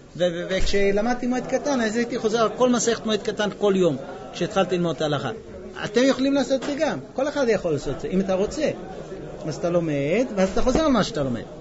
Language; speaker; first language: Hebrew; non-native, fluent; English